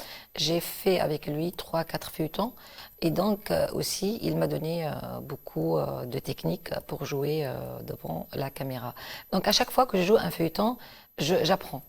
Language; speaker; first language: French; non-native, local second language; Arabic